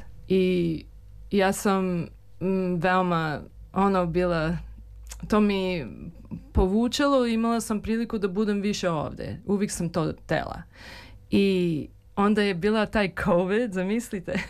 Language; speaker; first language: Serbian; early bilingual, heritage; Serbian